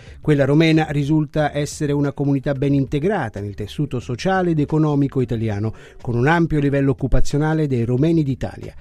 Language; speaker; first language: Italian; native; Italian